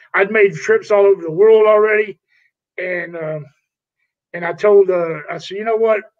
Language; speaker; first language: English; native; English